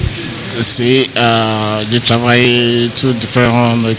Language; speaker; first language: French; non-native, learner; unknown